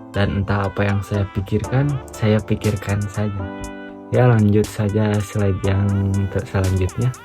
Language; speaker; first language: Indonesian; non-native, local second language; Sundanese